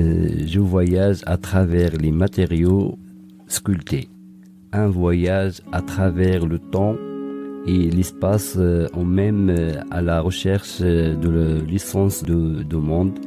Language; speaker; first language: French; non-native, local second language; Arabic